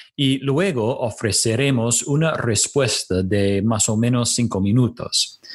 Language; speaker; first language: Spanish; non-native, fluent; English